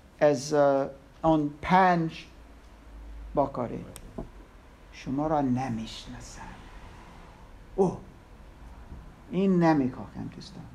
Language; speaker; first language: Persian; non-native, learner; English